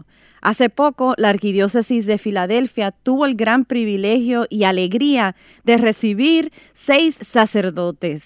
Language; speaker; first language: Spanish; native; Spanish